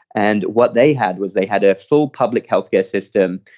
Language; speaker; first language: English; native; English